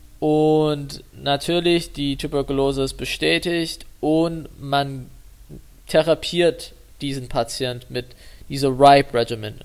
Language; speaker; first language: German; non-native, fluent; English